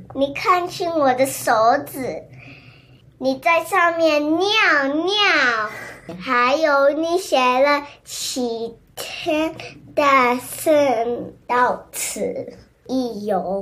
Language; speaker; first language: Chinese; early bilingual, heritage; English